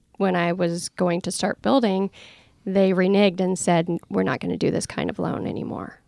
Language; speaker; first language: English; native; English